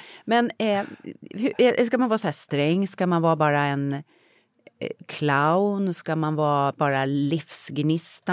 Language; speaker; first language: Swedish; native; Swedish